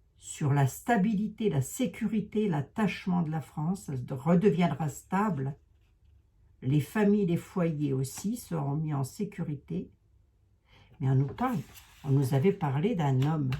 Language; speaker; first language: French; native; French